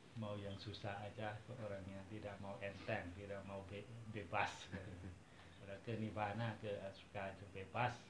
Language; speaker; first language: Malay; non-native, fluent; Thai